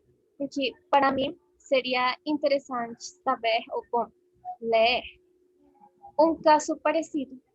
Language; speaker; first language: Portuguese; non-native, learner; Spanish